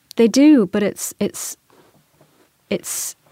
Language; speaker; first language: English; native; English